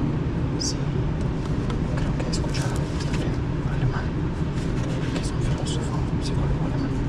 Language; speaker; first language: Spanish; non-native, fluent; German